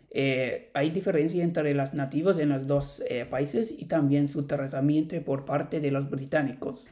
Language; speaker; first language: Spanish; non-native, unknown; English